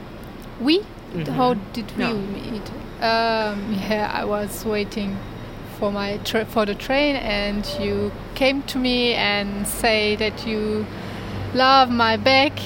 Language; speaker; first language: English; non-native, learner; Turkish